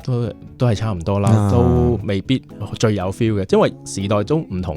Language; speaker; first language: Cantonese; native; Cantonese